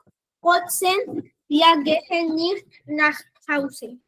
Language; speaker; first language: German; non-native, learner; Spanish